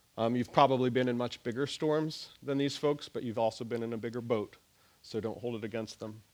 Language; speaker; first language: English; native; English